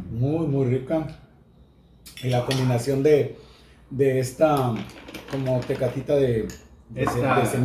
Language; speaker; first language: Spanish; native; Spanish